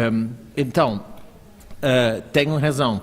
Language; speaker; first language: Portuguese; non-native, fluent; English